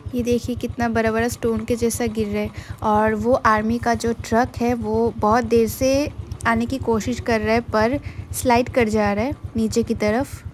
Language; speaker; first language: Hindi; non-native, local second language; Bangla